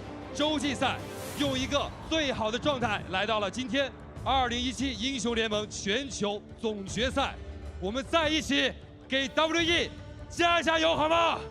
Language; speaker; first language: Chinese; native; Chinese